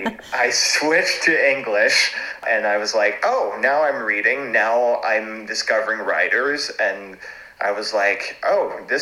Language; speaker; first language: English; non-native, fluent; French